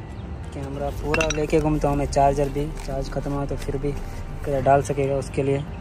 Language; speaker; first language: Hindi; non-native, local second language; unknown